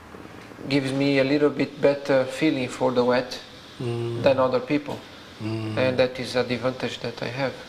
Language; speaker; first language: English; non-native, fluent; Portuguese